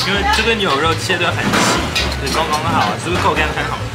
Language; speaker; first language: Chinese; non-native, fluent; French